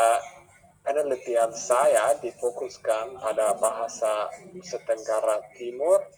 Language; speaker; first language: Indonesian; non-native, fluent; English